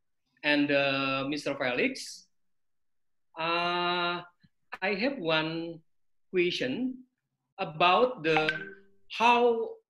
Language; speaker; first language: English; non-native, learner; Indonesian